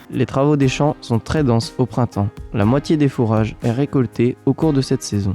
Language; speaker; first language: French; native; French